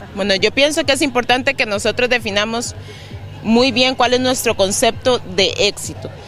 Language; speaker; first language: Spanish; native; Spanish